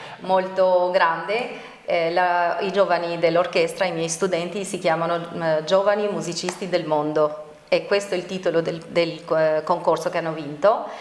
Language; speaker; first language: Italian; non-native, fluent; Albanian